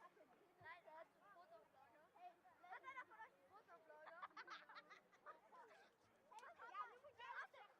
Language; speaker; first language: Dutch; native; Dutch